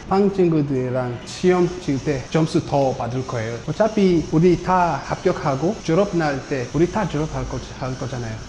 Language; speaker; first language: Korean; non-native, learner; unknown